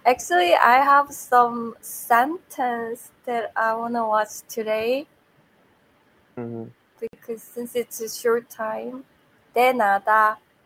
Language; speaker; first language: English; non-native, learner; Korean